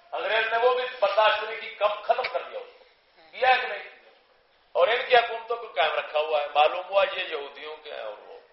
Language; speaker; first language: Urdu; non-native, local second language; Punjabi